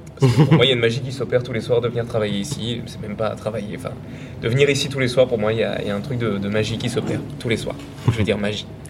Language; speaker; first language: French; native; French